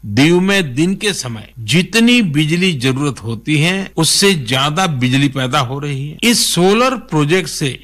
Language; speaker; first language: Hindi; non-native, local second language; Gujarati